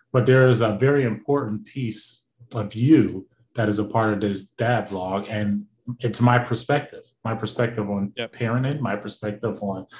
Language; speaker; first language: English; native; English